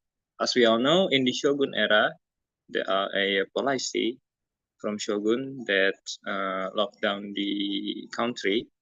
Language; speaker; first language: English; non-native, learner; Indonesian